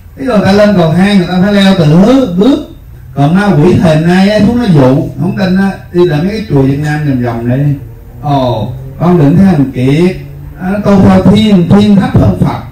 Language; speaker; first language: Vietnamese; native; Vietnamese